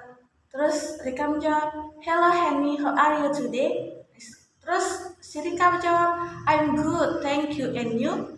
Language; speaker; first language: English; non-native, learner; Indonesian